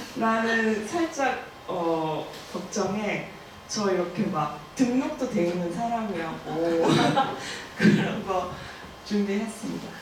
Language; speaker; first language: Korean; early bilingual, heritage; Korean